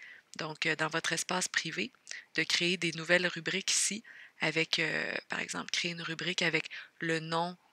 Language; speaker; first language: French; native; French